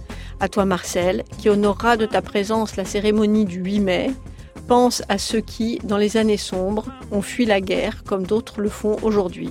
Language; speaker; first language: French; native; French